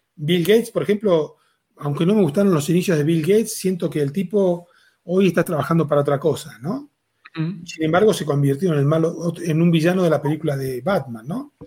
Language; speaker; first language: Spanish; native; Spanish